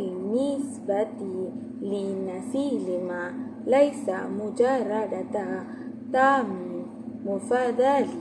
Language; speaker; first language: Arabic; non-native, learner; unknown